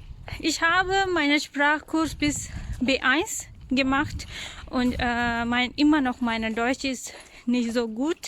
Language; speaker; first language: German; non-native, learner; Urdu